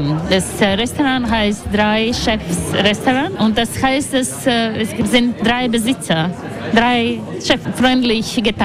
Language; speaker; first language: German; non-native, fluent; Latvian